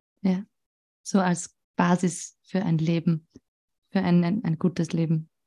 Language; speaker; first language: German; native; German